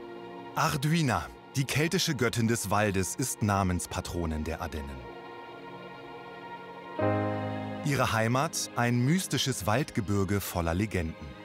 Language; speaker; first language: German; native; German